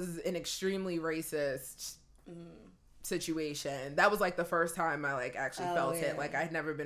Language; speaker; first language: English; native; English